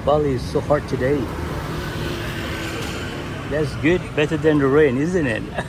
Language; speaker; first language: English; non-native, learner; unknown